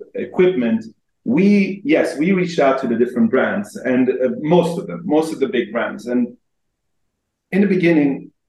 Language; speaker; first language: English; non-native, fluent; Persian